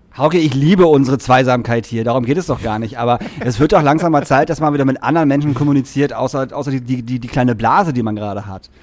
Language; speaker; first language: German; native; German